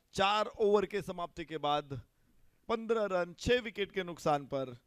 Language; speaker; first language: Hindi; non-native, local second language; Marathi